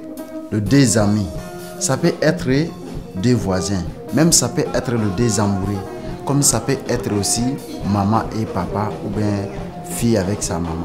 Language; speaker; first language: French; non-native, local second language; Bambara